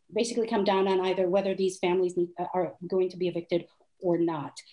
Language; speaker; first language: English; non-native, fluent; Hebrew